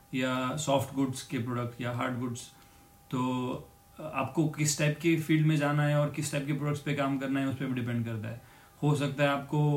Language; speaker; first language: Hindi; non-native, local second language; Marathi